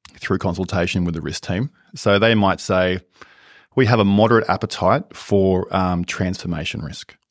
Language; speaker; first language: English; native; English